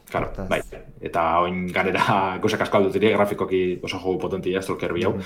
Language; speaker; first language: Basque; native; Basque